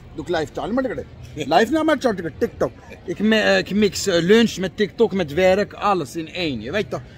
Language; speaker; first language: Dutch; non-native, fluent; Arabic